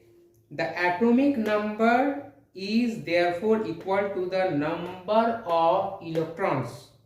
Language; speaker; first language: English; non-native, local second language; Hindi